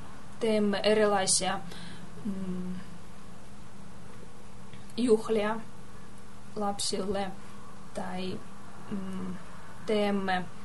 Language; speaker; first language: Finnish; non-native, learner; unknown